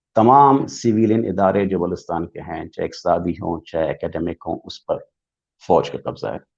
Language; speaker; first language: Urdu; non-native, local second language; Baluchi